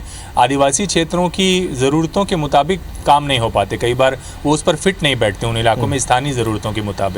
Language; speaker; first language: Hindi; native; Hindi